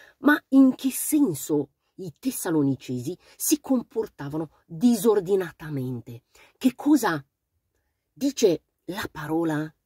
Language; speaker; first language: Italian; non-native, fluent; Romanian